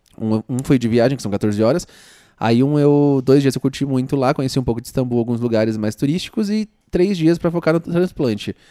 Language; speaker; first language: Portuguese; native; Portuguese